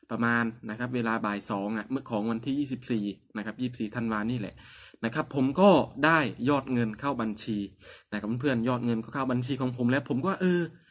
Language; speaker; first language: Thai; non-native, local second language; Northern Khmer